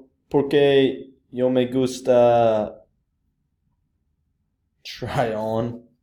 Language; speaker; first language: Spanish; non-native, learner; English